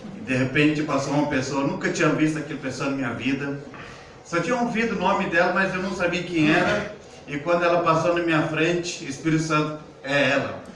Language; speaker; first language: Portuguese; non-native, fluent; Hindi